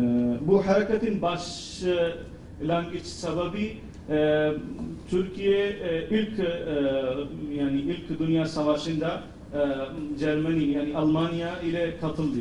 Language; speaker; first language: Turkish; non-native, fluent; Urdu